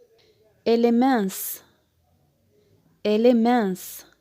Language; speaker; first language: French; non-native, local second language; Arabic